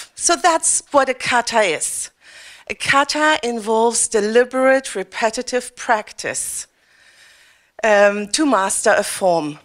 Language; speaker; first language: English; non-native, fluent; German